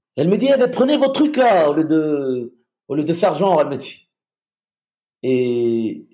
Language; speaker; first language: French; native; French